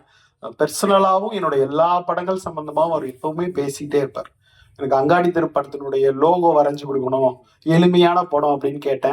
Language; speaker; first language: Tamil; native; Tamil